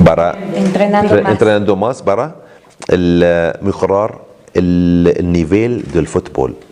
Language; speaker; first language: Spanish; non-native, learner; Arabic